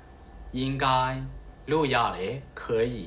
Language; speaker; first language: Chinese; non-native, fluent; Burmese